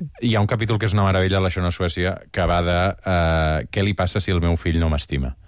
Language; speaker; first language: Catalan; native; Catalan